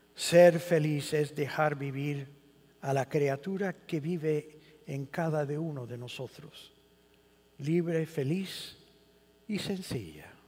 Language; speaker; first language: Spanish; early bilingual, heritage; Spanish